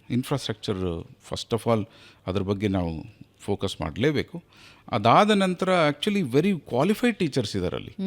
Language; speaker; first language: Kannada; native; Kannada